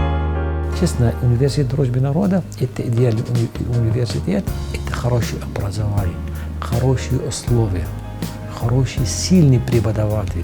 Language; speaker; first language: Russian; non-native, fluent; Arabic